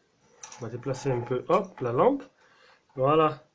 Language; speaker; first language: French; native; French